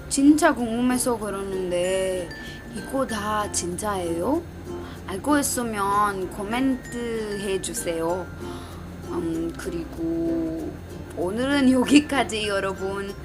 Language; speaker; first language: Korean; non-native, learner; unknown